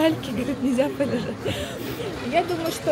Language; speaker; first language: Russian; native; Russian